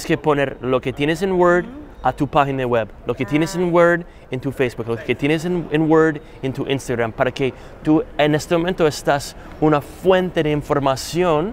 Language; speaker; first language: Spanish; non-native, fluent; English